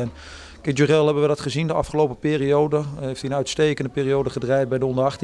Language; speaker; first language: Dutch; native; Dutch